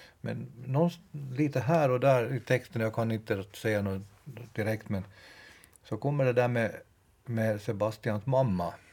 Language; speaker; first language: Swedish; native; Swedish